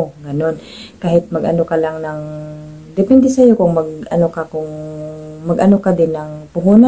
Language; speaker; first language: Filipino; native; Filipino